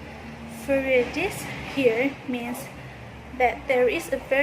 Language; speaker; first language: English; non-native, learner; Indonesian